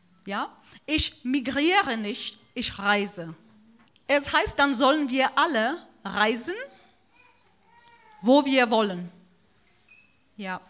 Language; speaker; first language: German; non-native, fluent; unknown